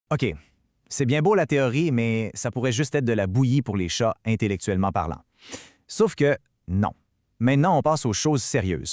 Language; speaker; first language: French; native; French